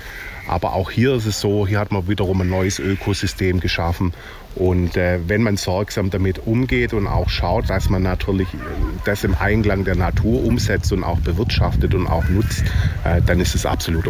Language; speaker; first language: German; native; German